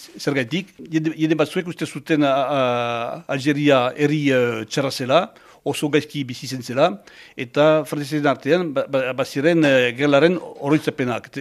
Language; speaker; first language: Basque; non-native, local second language; French